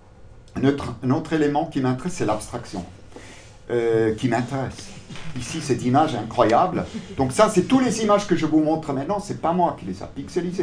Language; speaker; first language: French; non-native, local second language; German